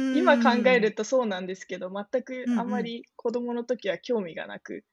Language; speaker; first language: Japanese; native; Japanese